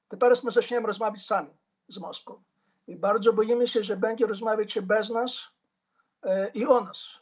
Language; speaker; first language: Polish; non-native, fluent; Ukrainian